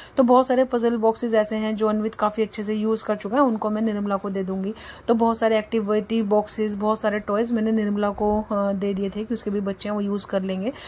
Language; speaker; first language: Hindi; native; Hindi